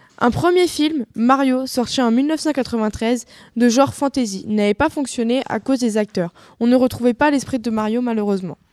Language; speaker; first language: French; native; French